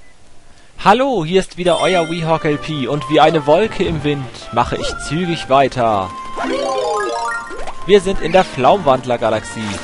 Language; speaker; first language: German; native; German